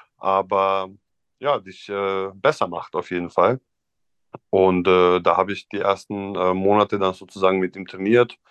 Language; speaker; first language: German; non-native, fluent; Serbian